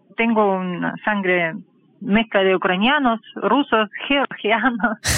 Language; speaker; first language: Spanish; non-native, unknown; Russian